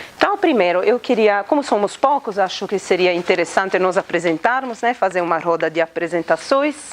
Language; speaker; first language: Portuguese; non-native, fluent; Italian